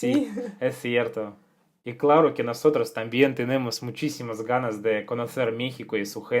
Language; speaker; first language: Spanish; non-native, fluent; Russian